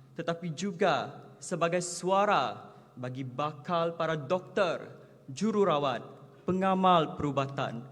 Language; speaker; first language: Malay; non-native, local second language; Iban